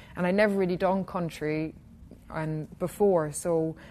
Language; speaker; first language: English; native; English